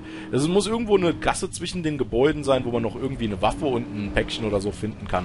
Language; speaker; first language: German; native; German